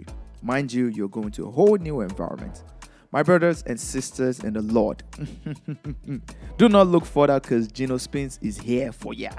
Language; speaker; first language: English; non-native, local second language; Yoruba